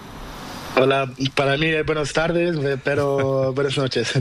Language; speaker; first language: Spanish; non-native, learner; Portuguese